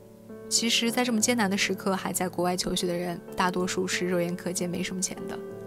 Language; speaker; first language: Chinese; native; Chinese